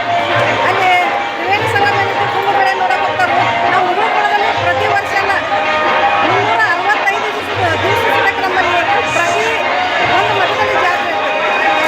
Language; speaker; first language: Kannada; native; Kannada